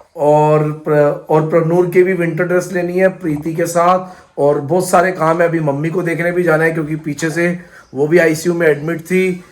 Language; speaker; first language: Hindi; non-native, local second language; Punjabi